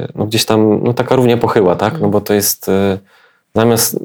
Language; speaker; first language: Polish; native; Polish